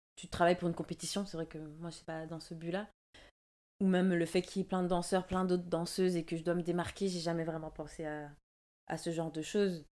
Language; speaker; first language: French; native; French